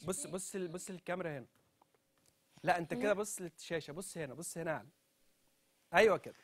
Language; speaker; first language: Arabic; native; Arabic